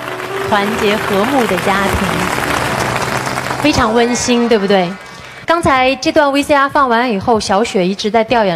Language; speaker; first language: Chinese; native; Chinese